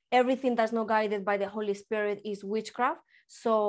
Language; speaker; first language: English; early bilingual, other home language; Spanish